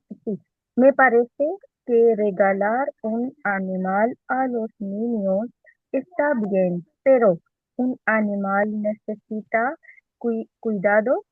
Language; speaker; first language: Spanish; non-native, learner; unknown